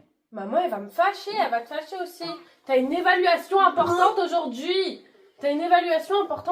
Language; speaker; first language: French; native; French